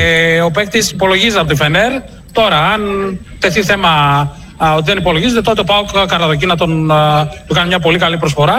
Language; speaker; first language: Greek; native; Greek